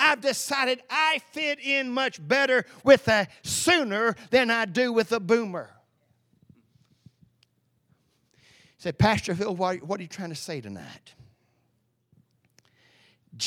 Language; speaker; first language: English; native; English